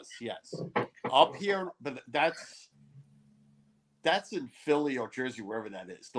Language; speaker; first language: English; native; English